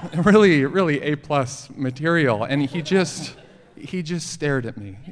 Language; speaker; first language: English; native; English